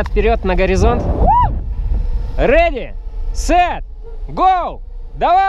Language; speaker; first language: Russian; native; Russian